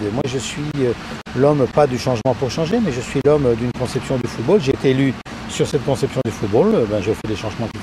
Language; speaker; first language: French; native; French